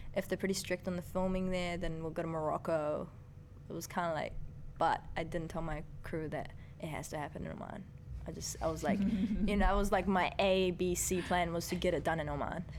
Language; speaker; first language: English; early bilingual, other home language; Persian